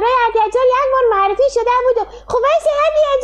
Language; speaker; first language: Persian; native; Persian